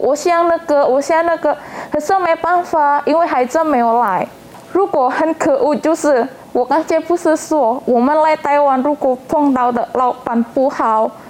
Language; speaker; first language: Chinese; non-native, learner; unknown